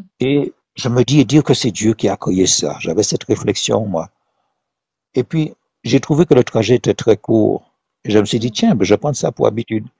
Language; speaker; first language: French; non-native, local second language; Haitian Creole